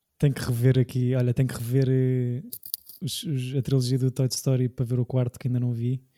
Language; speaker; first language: Portuguese; native; Portuguese